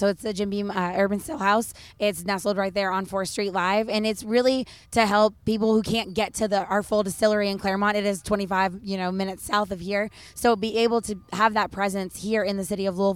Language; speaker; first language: English; native; English